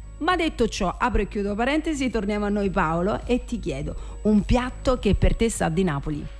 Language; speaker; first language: Italian; native; Italian